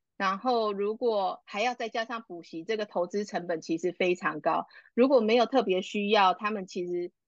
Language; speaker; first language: Chinese; native; Chinese